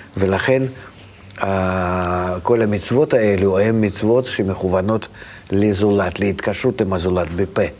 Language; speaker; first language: Hebrew; non-native, fluent; Russian